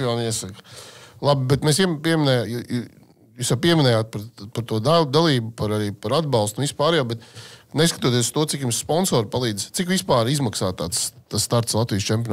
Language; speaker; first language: Latvian; native; Latvian